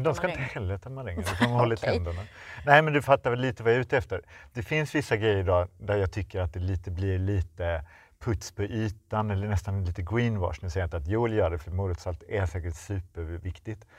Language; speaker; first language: Swedish; native; Swedish